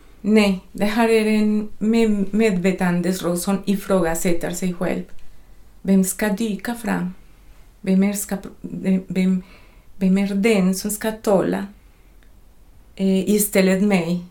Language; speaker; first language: Swedish; non-native, fluent; Spanish